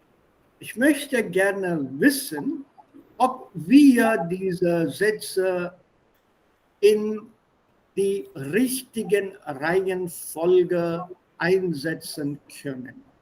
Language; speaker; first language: German; non-native, fluent; Hindi